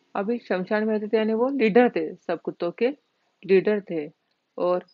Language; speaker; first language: Hindi; non-native, local second language; Marathi